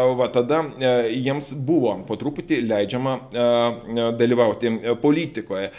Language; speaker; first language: Lithuanian; non-native, local second language; Russian